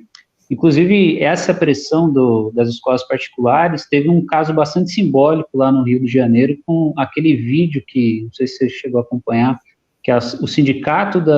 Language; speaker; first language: Portuguese; native; Portuguese